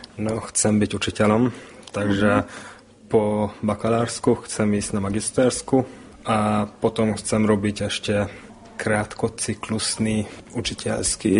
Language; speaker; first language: Slovak; non-native, local second language; Hungarian